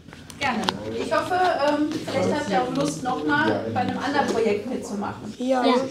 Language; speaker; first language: German; native; German